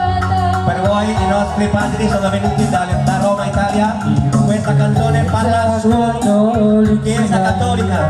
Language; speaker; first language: Italian; non-native, learner; Indonesian